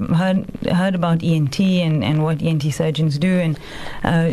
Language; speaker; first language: English; native; English